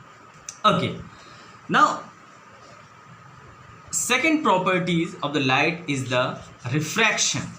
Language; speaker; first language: English; non-native, local second language; Hindi